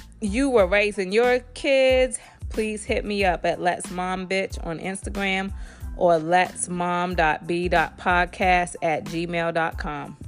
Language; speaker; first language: English; native; English